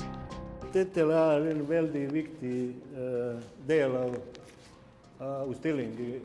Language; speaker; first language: Norwegian; non-native, fluent; Bosnian